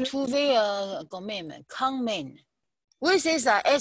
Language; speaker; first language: French; non-native, learner; Chinese